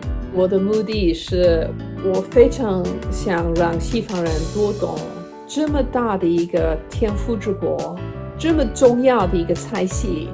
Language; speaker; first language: Chinese; non-native, fluent; English